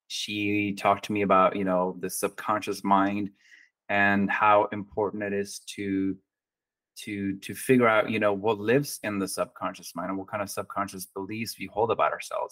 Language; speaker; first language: English; non-native, fluent; Norwegian